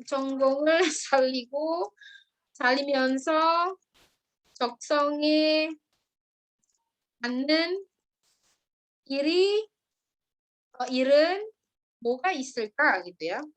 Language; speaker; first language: Korean; non-native, fluent; Indonesian